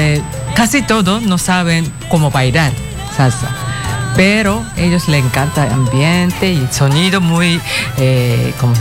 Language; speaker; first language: Spanish; non-native, learner; Japanese